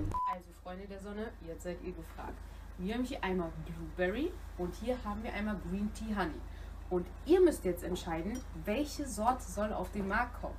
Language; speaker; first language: German; native; German